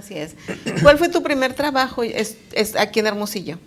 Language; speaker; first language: Spanish; native; Spanish